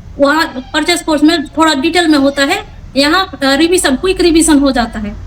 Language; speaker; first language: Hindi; non-native, local second language; Bangla